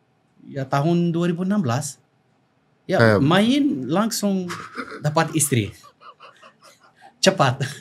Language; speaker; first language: Indonesian; non-native, fluent; Arabic